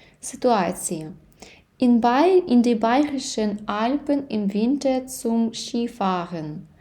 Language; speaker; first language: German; non-native, fluent; Ukrainian